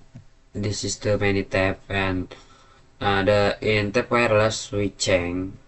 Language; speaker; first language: English; non-native, learner; Indonesian